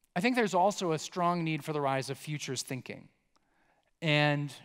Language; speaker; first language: English; native; English